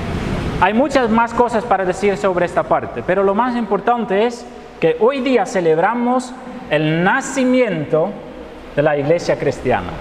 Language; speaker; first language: Spanish; non-native, fluent; Dutch